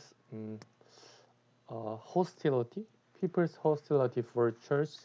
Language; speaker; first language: English; non-native, learner; Korean